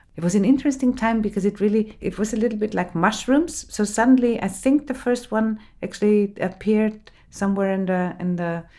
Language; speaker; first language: English; non-native, fluent; German